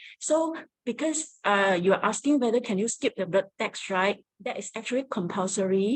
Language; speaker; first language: English; non-native, fluent; Chinese